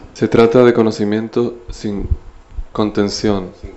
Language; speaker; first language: Spanish; native; Spanish